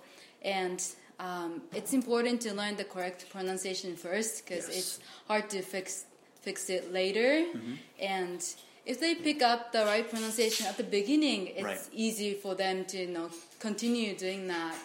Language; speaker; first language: English; non-native, fluent; Japanese